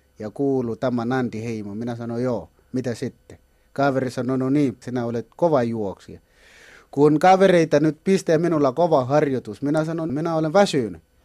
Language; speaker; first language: Finnish; non-native, learner; Kalenjin